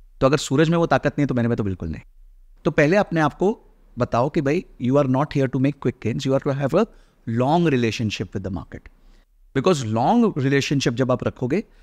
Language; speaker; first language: Hindi; native; Hindi